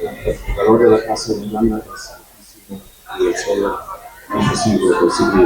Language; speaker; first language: Spanish; non-native, learner; English